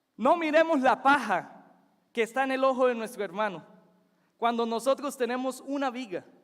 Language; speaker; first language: Spanish; native; Spanish